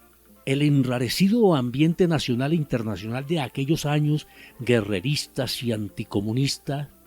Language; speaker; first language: Spanish; native; Spanish